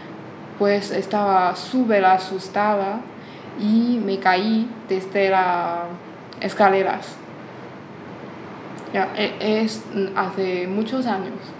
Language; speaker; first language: Spanish; non-native, fluent; Chinese